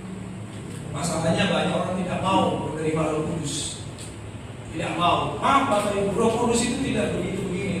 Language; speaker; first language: Indonesian; native; Indonesian